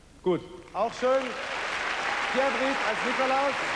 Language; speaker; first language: German; native; German